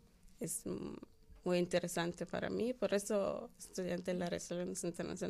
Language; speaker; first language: Spanish; non-native, learner; Arabic